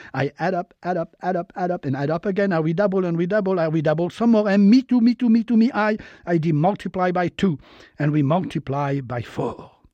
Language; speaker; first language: English; non-native, fluent; French